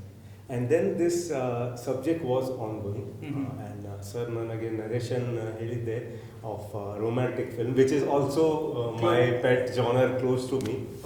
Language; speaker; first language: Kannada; non-native, learner; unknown